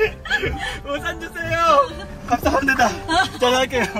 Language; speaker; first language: Korean; non-native, learner; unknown